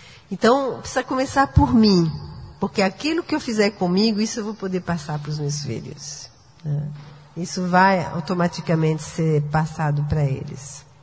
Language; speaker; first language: Portuguese; non-native, fluent; French